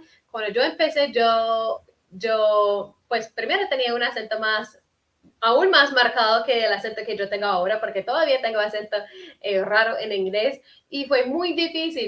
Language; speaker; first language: Spanish; early bilingual, heritage; Spanish